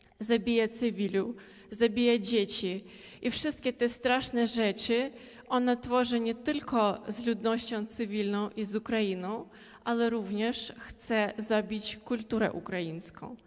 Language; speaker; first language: Polish; non-native, local second language; Ukrainian